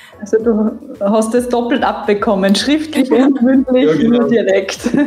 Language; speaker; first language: German; native; German